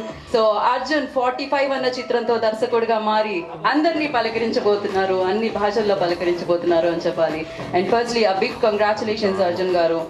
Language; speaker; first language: Telugu; native; Telugu